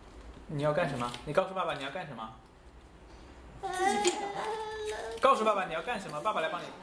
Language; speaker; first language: Chinese; native; Chinese